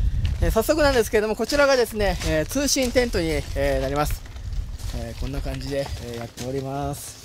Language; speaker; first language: Japanese; native; Japanese